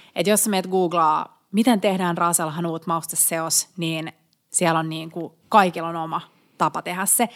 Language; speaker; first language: Finnish; native; Finnish